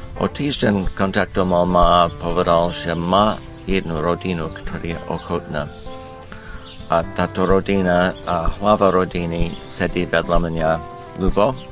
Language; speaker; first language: Slovak; non-native, learner; English